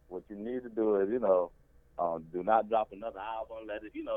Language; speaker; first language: English; native; English